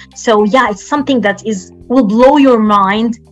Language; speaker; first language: English; non-native, fluent; Arabic